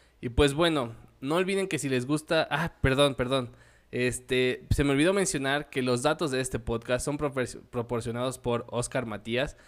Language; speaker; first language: Spanish; native; Spanish